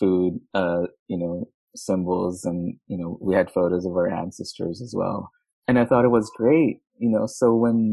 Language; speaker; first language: English; non-native, local second language; Filipino